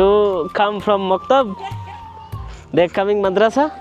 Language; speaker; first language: English; non-native, learner; Bangla